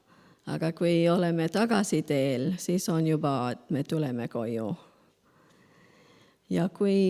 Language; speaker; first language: Estonian; non-native, learner; Spanish